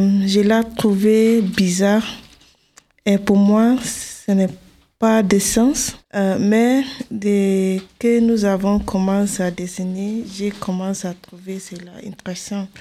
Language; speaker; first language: French; non-native, learner; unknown